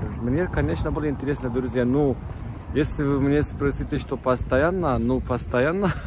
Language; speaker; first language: Russian; non-native, learner; Turkish